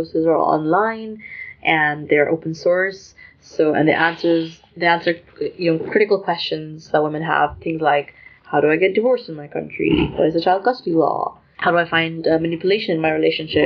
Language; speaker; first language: English; non-native, local second language; Urdu